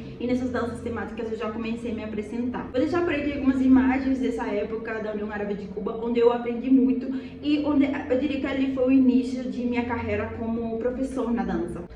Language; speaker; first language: Portuguese; non-native, fluent; Spanish